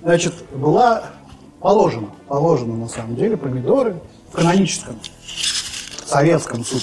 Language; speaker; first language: Russian; native; Russian